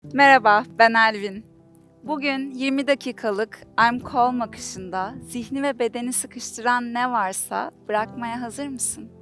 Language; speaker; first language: Turkish; native; Turkish